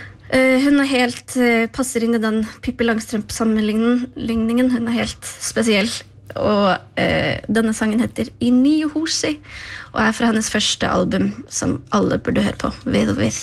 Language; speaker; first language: Norwegian; early bilingual, other home language; Icelandic